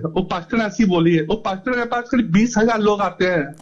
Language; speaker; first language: Hindi; native; Hindi